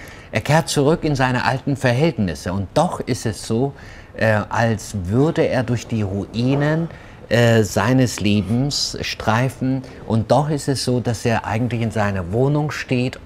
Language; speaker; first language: German; early bilingual, other home language; Turkish